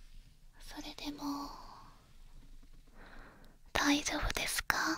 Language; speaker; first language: Japanese; non-native, learner; Korean